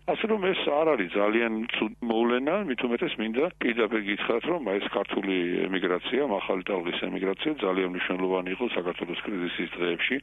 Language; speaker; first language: Georgian; native; Georgian